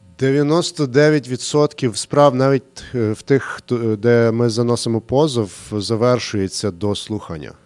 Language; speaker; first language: Ukrainian; early bilingual, heritage; Ukrainian